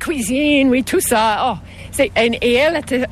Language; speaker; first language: French; non-native, fluent; English